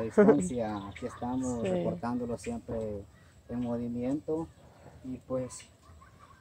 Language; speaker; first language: Spanish; native; Spanish